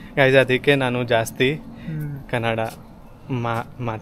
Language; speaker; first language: Kannada; non-native, learner; Hindi